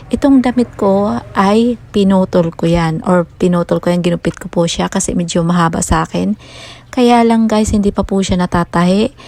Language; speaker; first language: Filipino; non-native, local second language; Waray